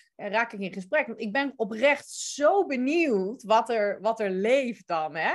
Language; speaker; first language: Dutch; early bilingual, other home language; Turkish